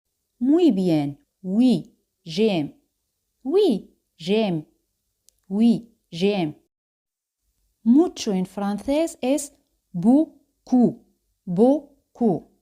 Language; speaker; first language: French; non-native, fluent; Spanish